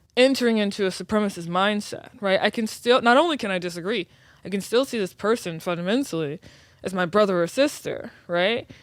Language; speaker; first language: English; native; English